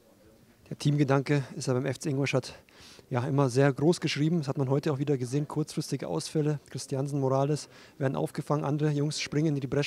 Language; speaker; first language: German; native; German